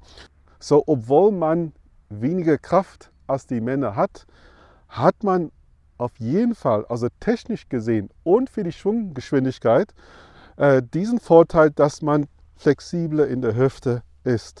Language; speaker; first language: German; non-native, fluent; English